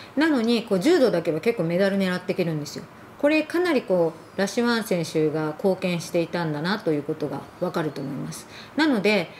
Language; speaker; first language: Japanese; early bilingual, other home language; Arabic